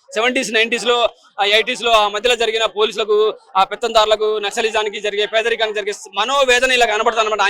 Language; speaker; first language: Telugu; native; Telugu